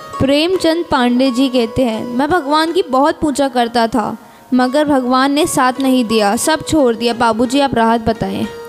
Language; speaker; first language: Hindi; native; Hindi